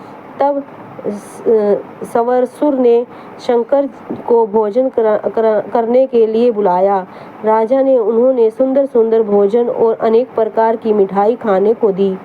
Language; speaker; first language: Hindi; native; Hindi